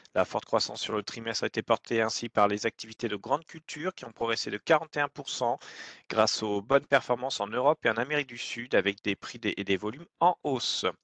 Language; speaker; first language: French; native; French